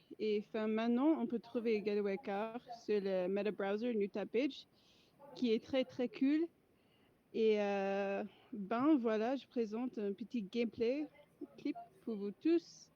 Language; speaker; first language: French; non-native, fluent; English